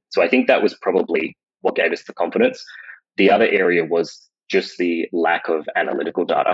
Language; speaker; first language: English; native; English